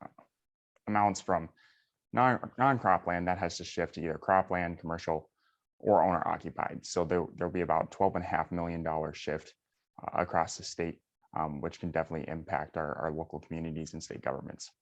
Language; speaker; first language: English; native; English